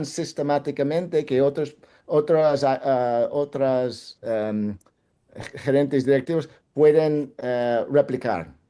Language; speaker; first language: Spanish; non-native, fluent; English